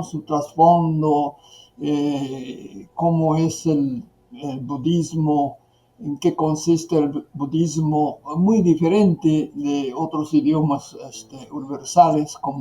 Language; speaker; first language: Spanish; non-native, fluent; Japanese